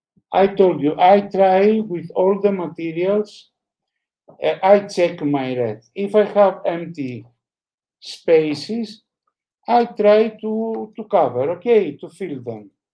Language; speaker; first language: English; non-native, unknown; Greek